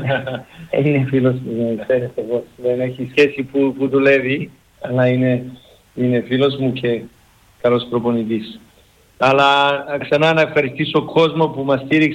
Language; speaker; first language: Greek; non-native, learner; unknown